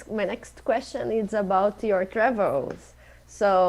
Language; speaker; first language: English; non-native, learner; Portuguese